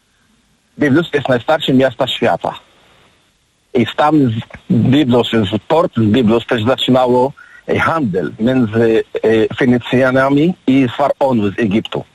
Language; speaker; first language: Polish; non-native, learner; Arabic